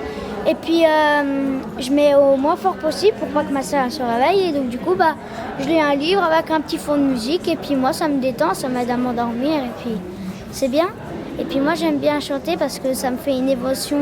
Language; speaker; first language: French; native; French